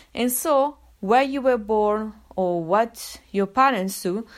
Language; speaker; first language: English; non-native, fluent; Italian